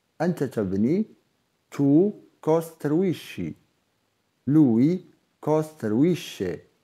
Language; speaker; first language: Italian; non-native, fluent; Arabic